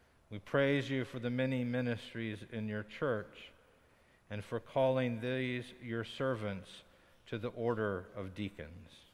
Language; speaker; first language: English; native; English